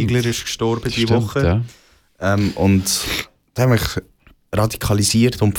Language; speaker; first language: German; native; German